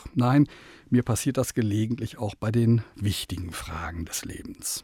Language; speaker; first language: German; native; German